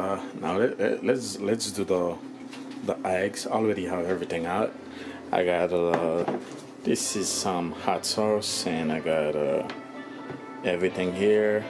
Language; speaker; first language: English; non-native, learner; Haitian Creole